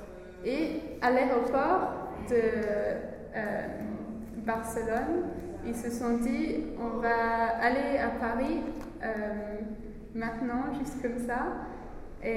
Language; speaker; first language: French; non-native, learner; English